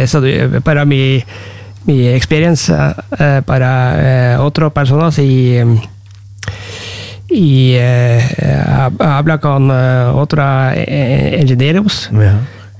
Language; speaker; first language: Spanish; non-native, learner; Norwegian